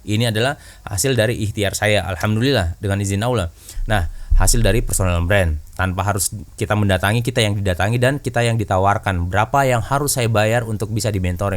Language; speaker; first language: Indonesian; native; Indonesian